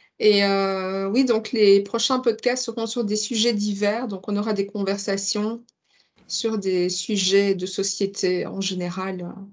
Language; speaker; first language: French; non-native, learner; English